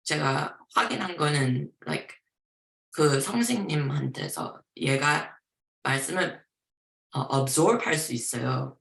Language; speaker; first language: Korean; early bilingual, heritage; Korean